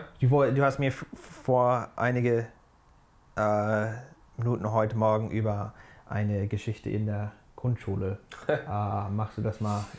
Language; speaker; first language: German; non-native, fluent; English